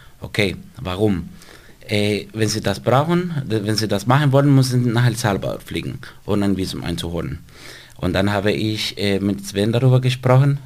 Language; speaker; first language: German; non-native, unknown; Spanish